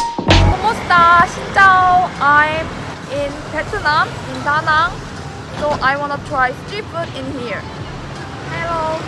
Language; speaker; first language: English; non-native, learner; Korean